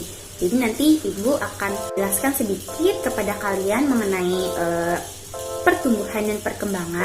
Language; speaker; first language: Indonesian; non-native, local second language; Banjar